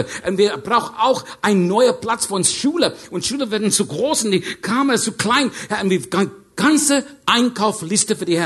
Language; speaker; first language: German; non-native, learner; English